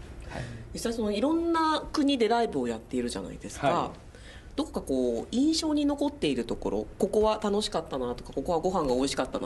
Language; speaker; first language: Japanese; native; Japanese